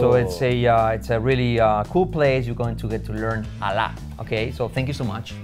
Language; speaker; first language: English; non-native, fluent; Spanish